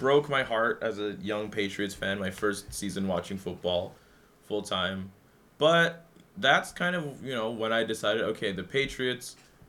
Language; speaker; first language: English; native; English